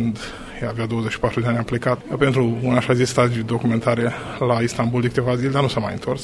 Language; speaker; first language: Romanian; native; Romanian